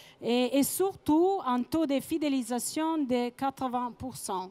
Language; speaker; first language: French; non-native, fluent; Italian